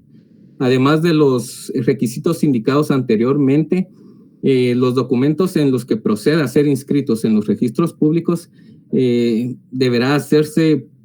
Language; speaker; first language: Spanish; native; Spanish